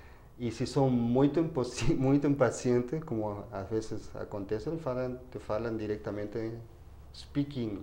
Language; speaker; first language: Portuguese; non-native, fluent; Spanish